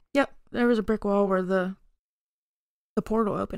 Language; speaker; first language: English; native; English